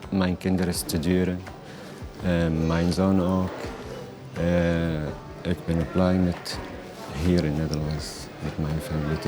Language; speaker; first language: Dutch; non-native, learner; Arabic